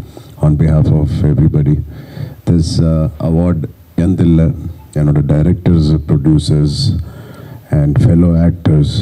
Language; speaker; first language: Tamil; non-native, local second language; Telugu